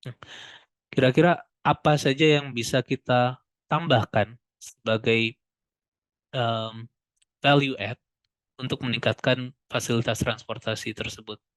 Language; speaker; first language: Indonesian; native; Indonesian